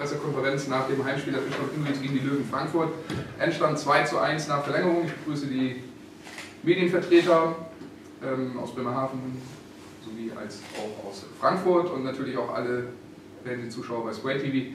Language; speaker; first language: German; native; German